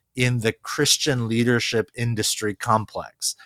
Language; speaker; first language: English; early bilingual, other home language; Korean